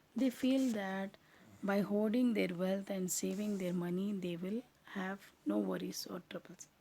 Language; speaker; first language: English; non-native, local second language; Urdu